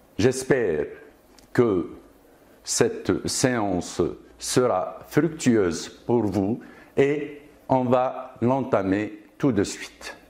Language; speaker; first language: French; non-native, local second language; Arabic